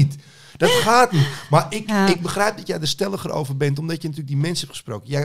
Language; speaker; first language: Dutch; native; Dutch